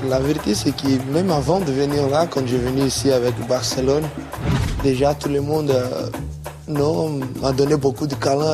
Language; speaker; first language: French; non-native, fluent; Portuguese